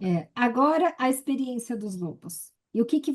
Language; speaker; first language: Portuguese; native; Portuguese